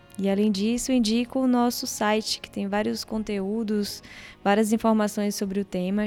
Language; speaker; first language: Portuguese; native; Portuguese